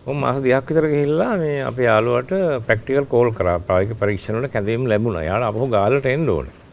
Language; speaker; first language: Sinhala; native; Sinhala